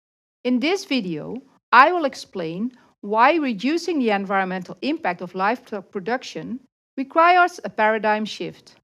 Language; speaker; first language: English; non-native, fluent; Dutch